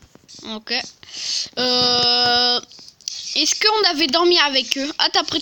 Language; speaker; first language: French; native; French